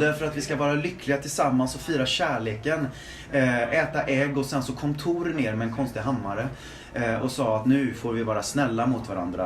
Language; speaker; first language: Swedish; native; Swedish